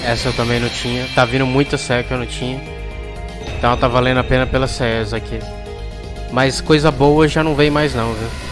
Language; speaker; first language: Portuguese; native; Portuguese